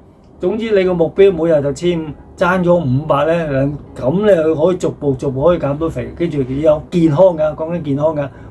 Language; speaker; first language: Cantonese; native; Cantonese